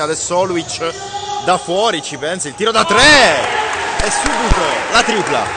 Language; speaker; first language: Italian; native; Italian